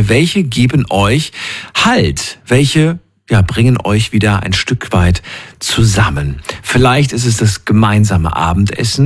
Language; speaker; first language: German; native; German